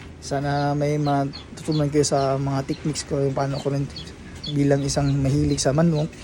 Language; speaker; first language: Filipino; non-native, local second language; Cebuano